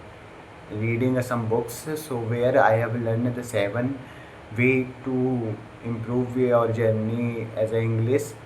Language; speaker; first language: English; non-native, learner; Hindi